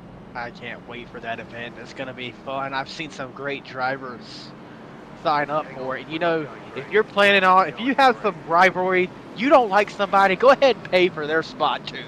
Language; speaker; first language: English; native; English